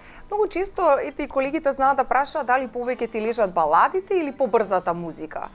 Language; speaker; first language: Macedonian; native; Macedonian